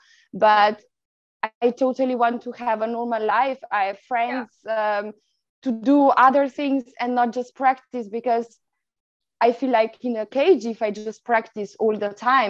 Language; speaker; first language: English; non-native, fluent; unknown